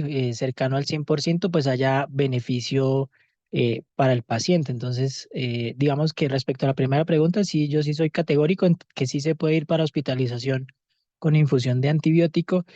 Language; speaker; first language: Spanish; native; Spanish